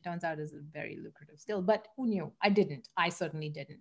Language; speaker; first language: English; non-native, local second language; Hindi